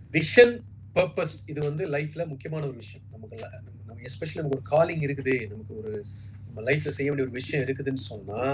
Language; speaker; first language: Tamil; native; Tamil